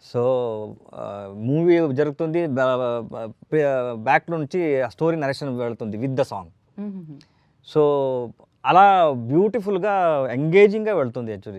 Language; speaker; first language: Telugu; non-native, learner; Kannada